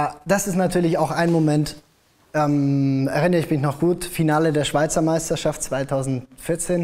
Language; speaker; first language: German; native; German